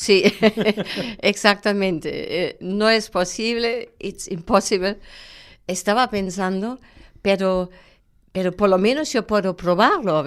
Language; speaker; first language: Spanish; non-native, fluent; German